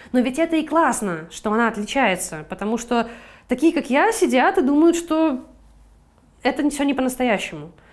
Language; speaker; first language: Russian; native; Russian